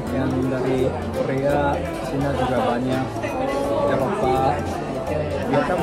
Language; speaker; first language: Indonesian; non-native, fluent; Japanese